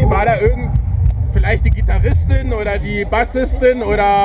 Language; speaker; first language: German; native; German